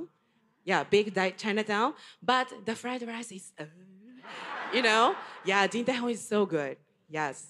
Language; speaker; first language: English; non-native, learner; Japanese